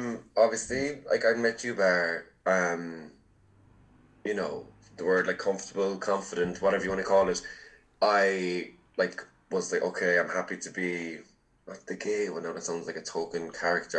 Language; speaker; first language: English; native; English